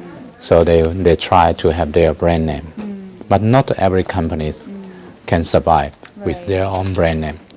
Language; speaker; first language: English; non-native, fluent; Chinese